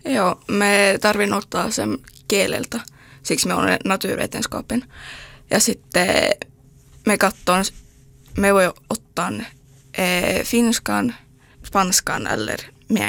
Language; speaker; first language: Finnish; non-native, learner; Swedish